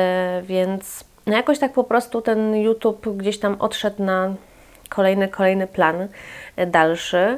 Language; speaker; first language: Polish; native; Polish